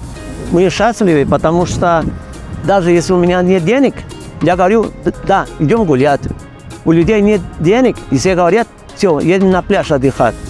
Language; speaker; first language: Russian; non-native, fluent; Spanish